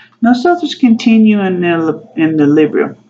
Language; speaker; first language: Spanish; non-native, learner; English